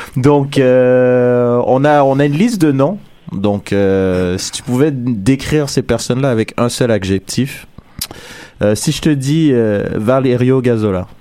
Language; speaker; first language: French; native; French